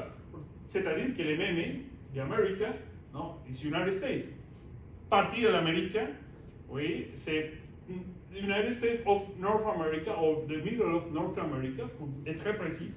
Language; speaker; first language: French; non-native, fluent; Spanish